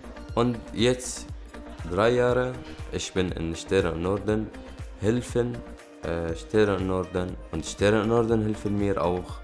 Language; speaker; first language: German; non-native, learner; Arabic